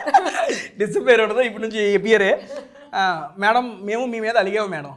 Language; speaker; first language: Telugu; native; Telugu